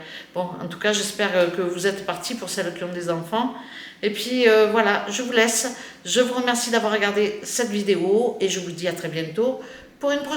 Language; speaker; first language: French; native; French